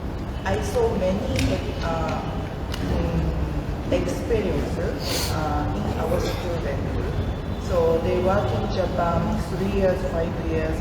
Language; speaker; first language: English; non-native, learner; Japanese